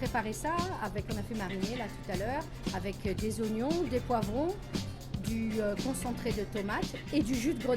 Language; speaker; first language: French; native; French